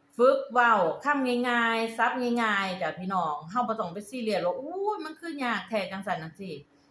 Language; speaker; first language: Thai; native; Thai